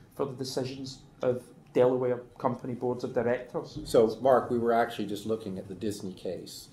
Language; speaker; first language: English; native; English